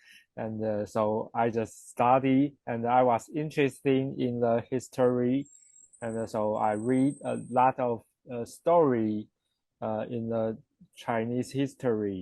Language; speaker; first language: English; non-native, learner; Chinese